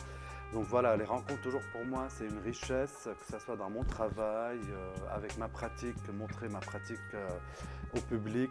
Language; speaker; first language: French; non-native, local second language; Arabic